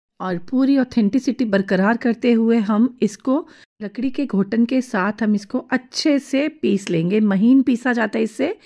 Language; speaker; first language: Hindi; non-native, local second language; Punjabi